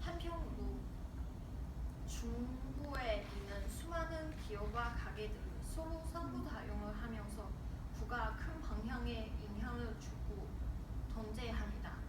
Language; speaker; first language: Korean; non-native, learner; Chinese